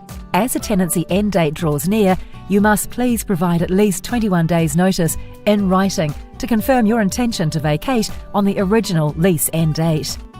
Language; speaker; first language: English; native; English